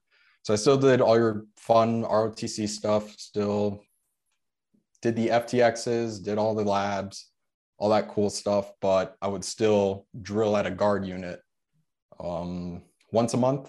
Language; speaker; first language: English; early bilingual, other home language; Polish